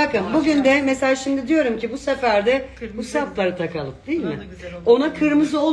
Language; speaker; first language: Turkish; native; Turkish